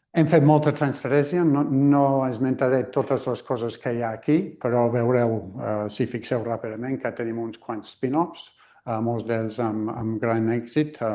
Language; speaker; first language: Catalan; non-native, fluent; English